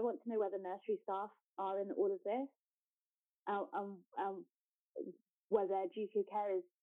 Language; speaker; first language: English; native; English